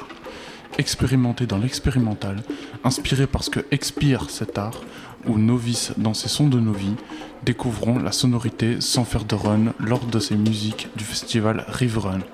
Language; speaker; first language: French; native; French